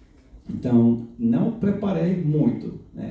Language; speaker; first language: Portuguese; non-native, fluent; English